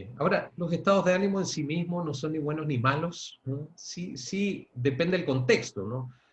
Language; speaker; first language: Spanish; native; Spanish